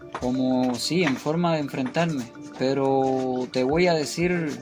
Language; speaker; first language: Spanish; native; Spanish